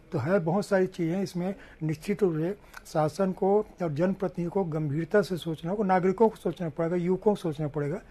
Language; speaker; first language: Hindi; native; Hindi